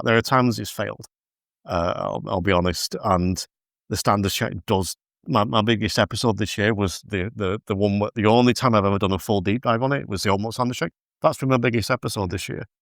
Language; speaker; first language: English; native; English